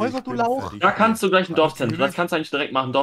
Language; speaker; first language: German; native; German